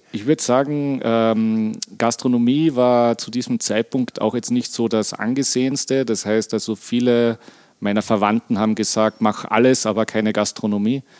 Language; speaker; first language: German; native; German